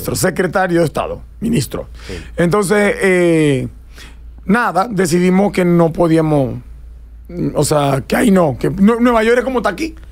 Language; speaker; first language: Spanish; native; Spanish